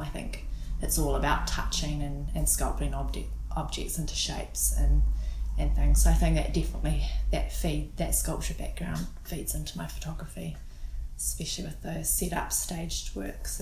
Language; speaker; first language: English; native; English